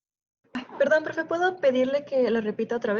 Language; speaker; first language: Spanish; native; Spanish